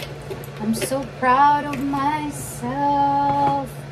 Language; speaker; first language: English; non-native, local second language; Filipino